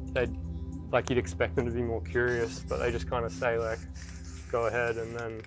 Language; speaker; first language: English; native; English